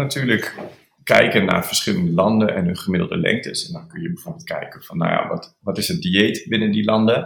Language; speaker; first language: Dutch; native; Dutch